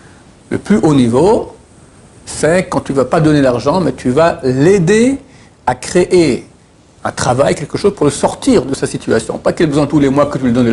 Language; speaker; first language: French; native; French